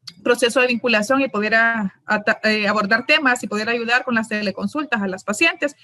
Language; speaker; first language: Spanish; native; Spanish